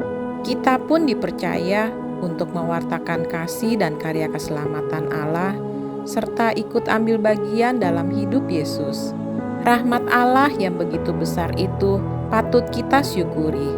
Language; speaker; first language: Indonesian; native; Indonesian